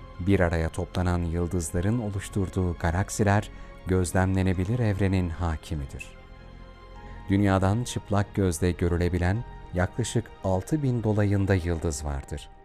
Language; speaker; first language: Turkish; native; Turkish